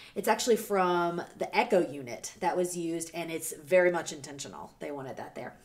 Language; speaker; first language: English; native; English